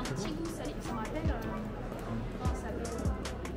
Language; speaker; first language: French; native; French